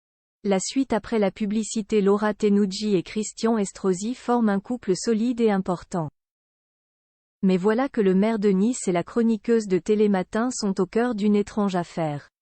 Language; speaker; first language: French; native; French